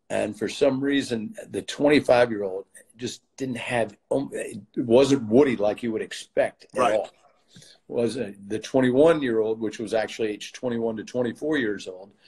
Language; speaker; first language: English; native; English